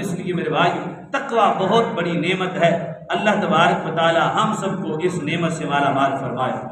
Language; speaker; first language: Urdu; non-native, local second language; Punjabi